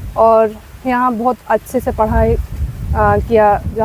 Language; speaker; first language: Hindi; non-native, local second language; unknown